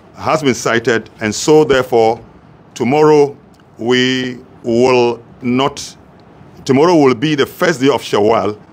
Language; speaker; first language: English; non-native, local second language; Hausa